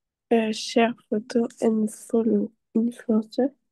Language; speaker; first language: English; non-native, learner; French